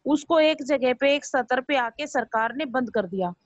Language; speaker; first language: Hindi; native; Hindi